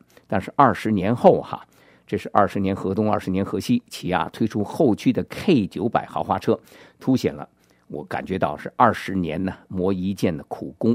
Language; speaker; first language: Chinese; native; Chinese